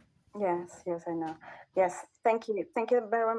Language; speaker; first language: English; non-native, learner; Spanish